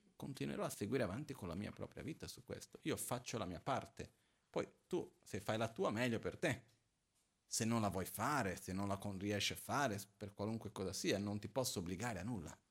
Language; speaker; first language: Italian; non-native, fluent; Portuguese